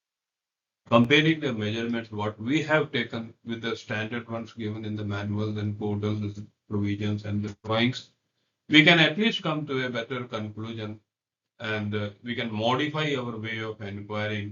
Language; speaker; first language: English; non-native, local second language; Hindi